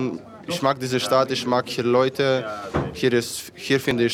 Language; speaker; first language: German; non-native, fluent; Ukrainian